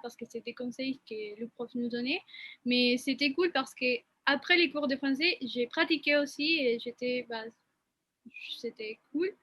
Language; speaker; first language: French; non-native, fluent; Spanish